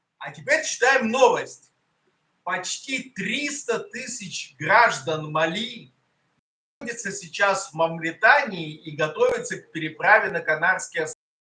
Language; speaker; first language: Russian; native; Russian